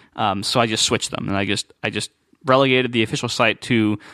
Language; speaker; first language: English; native; English